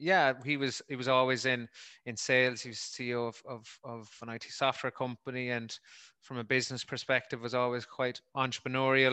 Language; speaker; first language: English; native; English